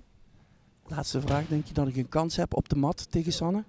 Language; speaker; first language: Dutch; native; Dutch